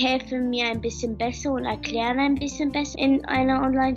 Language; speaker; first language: German; early bilingual, heritage; German